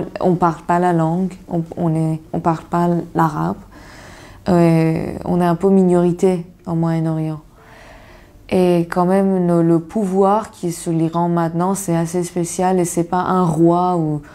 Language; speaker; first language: French; non-native, fluent; Persian